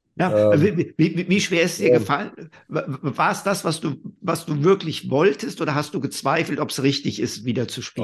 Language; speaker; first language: German; native; German